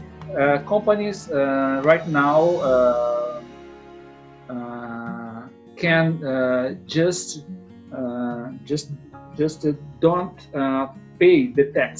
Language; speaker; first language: English; non-native, learner; Portuguese